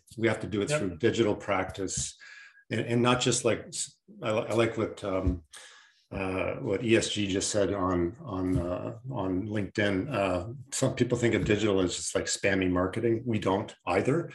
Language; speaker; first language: English; native; English